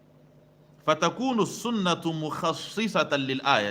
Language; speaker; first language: Arabic; non-native, fluent; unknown